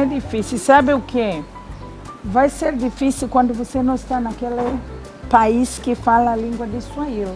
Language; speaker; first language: Portuguese; non-native, fluent; Swahili